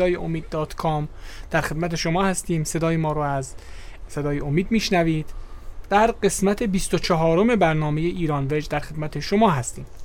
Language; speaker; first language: Persian; native; Persian